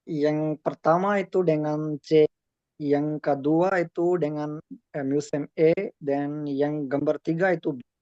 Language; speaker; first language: Indonesian; non-native, learner; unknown